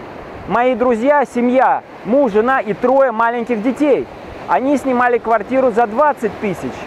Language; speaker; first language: Russian; native; Russian